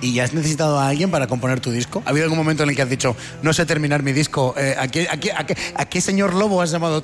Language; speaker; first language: Spanish; native; Spanish